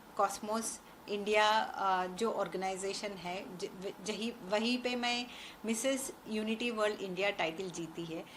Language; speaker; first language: Hindi; non-native, local second language; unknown